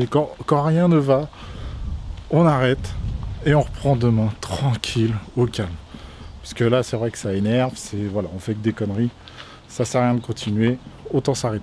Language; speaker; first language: French; native; French